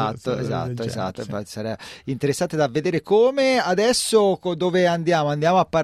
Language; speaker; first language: Italian; native; Italian